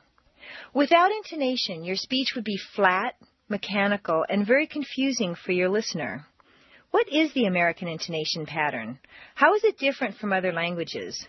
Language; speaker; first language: English; native; English